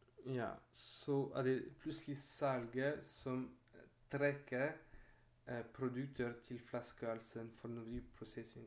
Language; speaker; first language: Norwegian; non-native, fluent; French